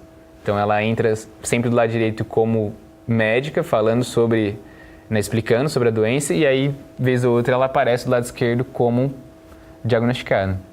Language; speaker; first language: Portuguese; native; Portuguese